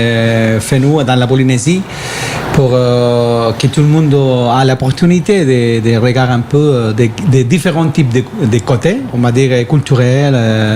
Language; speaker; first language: French; non-native, fluent; Spanish